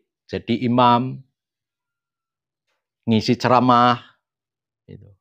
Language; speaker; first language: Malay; non-native, local second language; Javanese